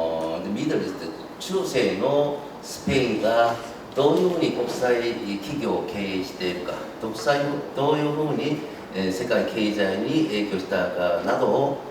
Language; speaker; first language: Japanese; non-native, fluent; Korean